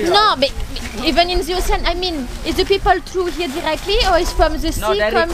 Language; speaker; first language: English; non-native, learner; French